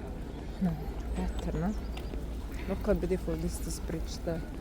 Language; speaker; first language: English; non-native, fluent; Italian